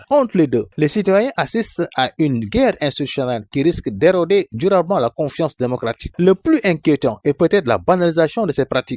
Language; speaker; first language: French; non-native, local second language; Wolof